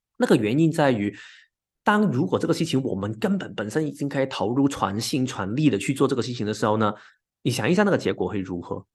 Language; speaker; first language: Chinese; non-native, local second language; Cantonese